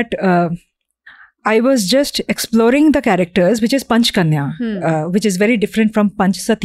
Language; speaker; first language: English; non-native, local second language; Bangla